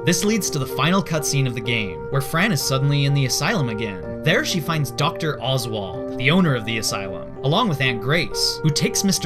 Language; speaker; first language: English; native; English